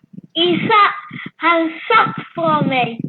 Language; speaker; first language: Swedish; early bilingual, other home language; French